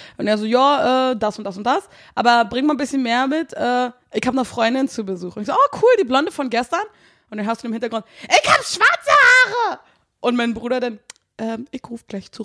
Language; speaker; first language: German; native; German